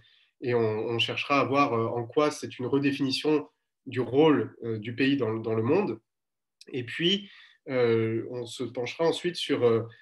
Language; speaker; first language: French; native; French